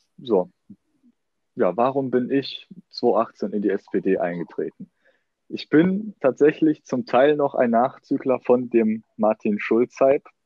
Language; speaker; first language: German; native; German